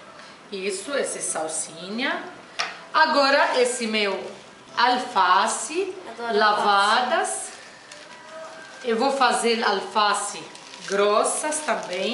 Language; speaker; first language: Portuguese; non-native, fluent; Arabic